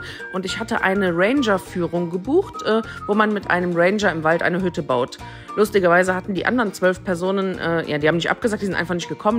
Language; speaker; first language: German; native; German